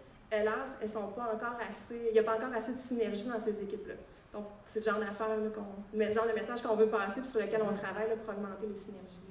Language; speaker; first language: French; native; French